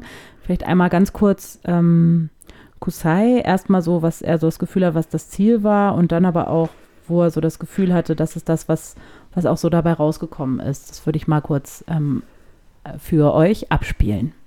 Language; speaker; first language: German; native; German